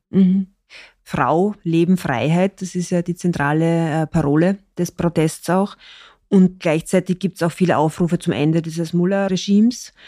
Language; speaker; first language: German; native; German